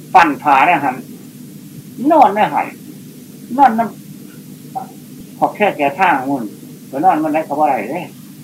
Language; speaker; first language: Thai; native; Thai